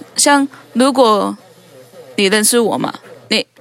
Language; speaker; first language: Chinese; non-native, fluent; English